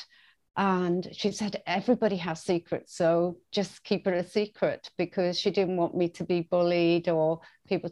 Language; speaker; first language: English; native; English